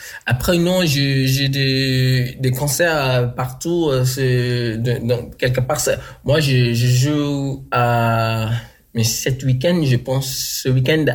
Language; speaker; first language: French; non-native, local second language; English